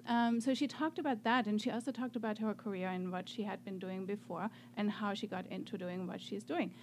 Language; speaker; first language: English; non-native, fluent; German